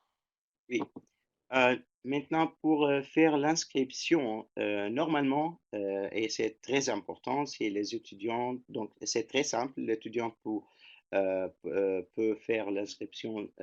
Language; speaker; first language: French; non-native, fluent; Turkish